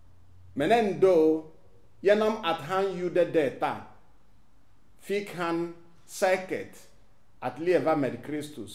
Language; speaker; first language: Swedish; non-native, fluent; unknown